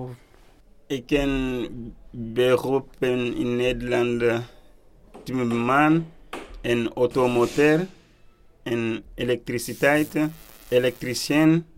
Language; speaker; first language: Dutch; non-native, learner; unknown